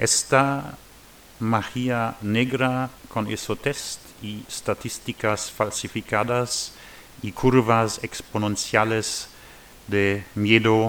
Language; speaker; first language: Spanish; non-native, learner; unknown